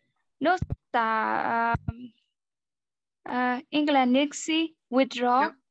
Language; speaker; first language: Finnish; non-native, learner; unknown